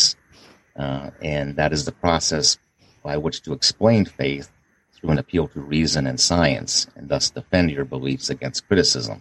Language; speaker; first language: English; native; English